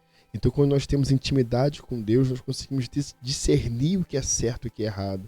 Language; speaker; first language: Portuguese; native; Portuguese